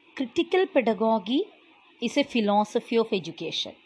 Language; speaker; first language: English; non-native, local second language; Malayalam